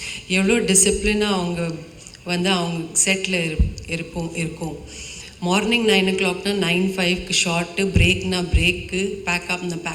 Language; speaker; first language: Tamil; non-native, local second language; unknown